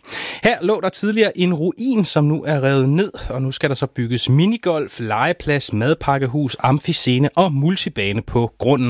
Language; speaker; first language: Danish; native; Danish